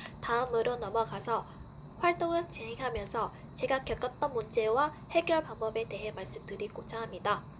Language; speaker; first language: Korean; non-native, fluent; Vietnamese